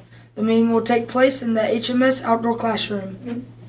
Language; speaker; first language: English; native; English